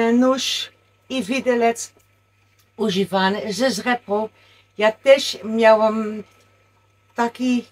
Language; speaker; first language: Polish; non-native, learner; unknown